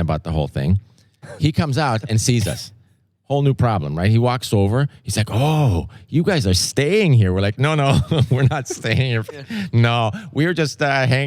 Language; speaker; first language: English; native; English